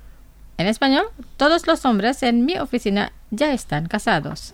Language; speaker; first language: Spanish; non-native, fluent; Indonesian